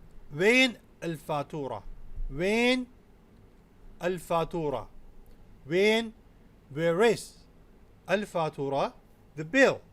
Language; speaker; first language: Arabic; non-native, fluent; Urdu